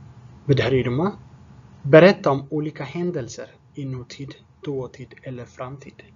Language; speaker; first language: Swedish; non-native, fluent; Tigrinya